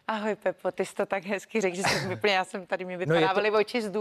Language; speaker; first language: Czech; native; Czech